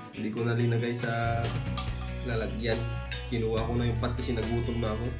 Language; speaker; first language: Filipino; non-native, local second language; Iloko